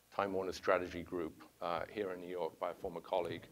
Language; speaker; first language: English; native; English